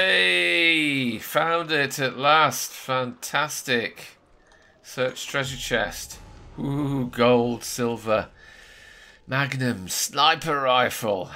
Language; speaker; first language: English; native; English